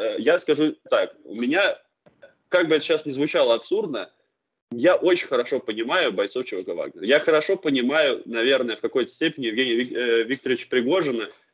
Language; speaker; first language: Russian; native; Russian